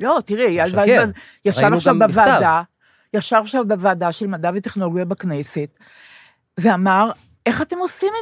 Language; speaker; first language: Hebrew; native; Hebrew